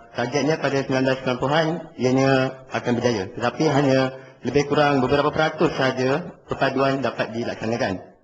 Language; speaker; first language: Malay; native; Malay